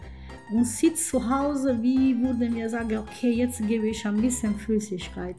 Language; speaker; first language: German; non-native, fluent; Italian